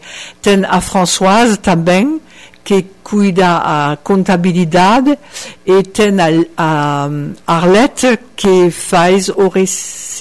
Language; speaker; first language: Portuguese; non-native, fluent; French